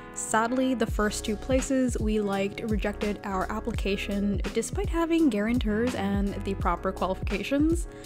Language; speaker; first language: English; native; English